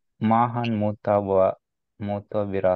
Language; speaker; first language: Finnish; non-native, learner; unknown